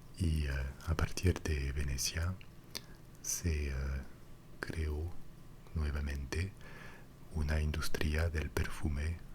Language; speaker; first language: Spanish; non-native, fluent; French